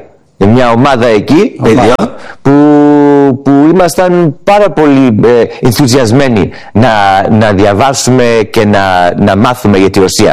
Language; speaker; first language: Greek; early bilingual, heritage; English